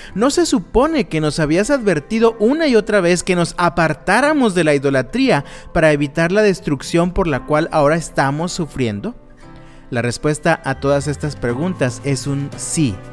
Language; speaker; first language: Spanish; native; Spanish